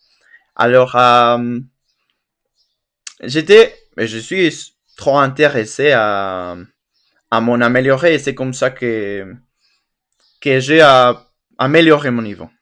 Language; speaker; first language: French; non-native, fluent; Spanish